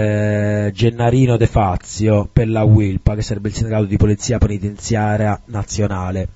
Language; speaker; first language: Italian; native; Italian